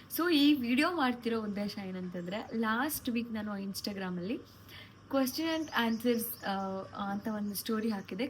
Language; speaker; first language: Kannada; non-native, local second language; Lambadi